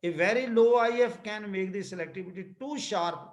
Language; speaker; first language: English; non-native, local second language; Punjabi